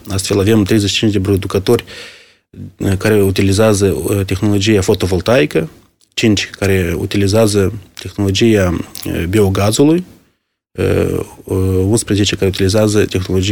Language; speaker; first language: Romanian; native; Romanian